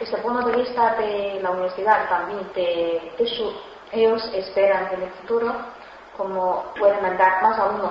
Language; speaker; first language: Spanish; non-native, fluent; Chinese